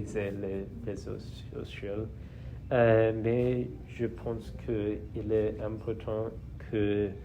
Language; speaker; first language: French; non-native, learner; English